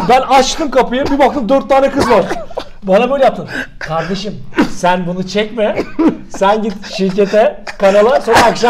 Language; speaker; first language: Turkish; native; Turkish